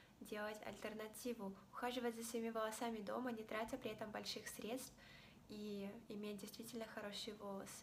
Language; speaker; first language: Russian; native; Russian